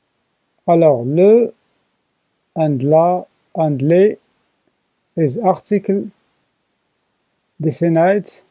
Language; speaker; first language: French; non-native, learner; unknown